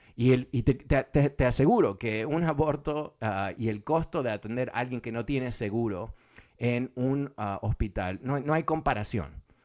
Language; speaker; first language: Spanish; early bilingual, other home language; English